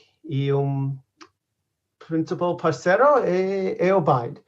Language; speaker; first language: Portuguese; non-native, learner; English